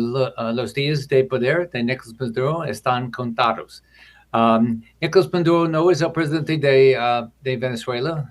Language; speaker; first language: Spanish; non-native, learner; English